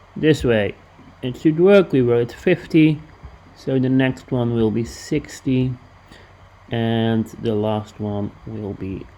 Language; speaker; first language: English; non-native, fluent; Dutch